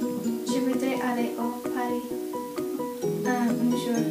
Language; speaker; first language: French; non-native, learner; English